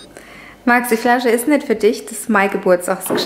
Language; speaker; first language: German; native; German